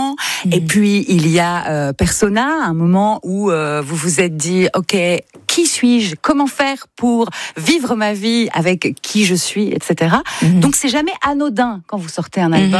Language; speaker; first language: French; native; French